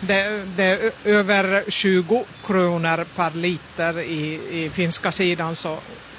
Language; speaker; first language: Swedish; non-native, local second language; Finnish